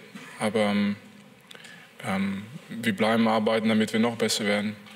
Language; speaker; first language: German; non-native, fluent; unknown